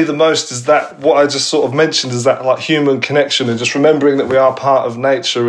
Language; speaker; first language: English; native; English